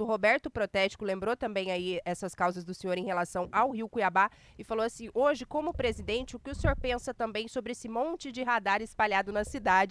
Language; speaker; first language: Portuguese; native; Portuguese